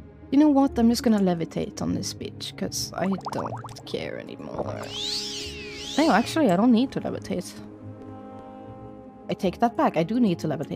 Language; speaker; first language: English; non-native, fluent; Swedish